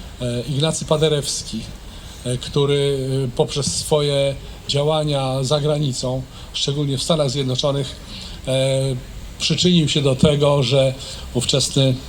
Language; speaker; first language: Polish; native; Polish